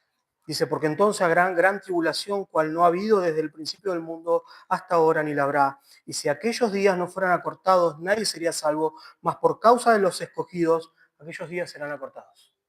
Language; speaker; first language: Spanish; native; Spanish